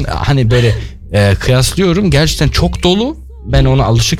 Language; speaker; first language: Turkish; native; Turkish